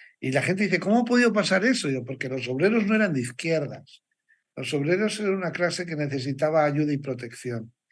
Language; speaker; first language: Spanish; native; Spanish